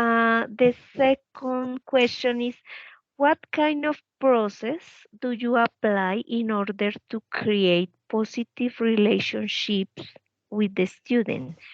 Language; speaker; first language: English; non-native, learner; Spanish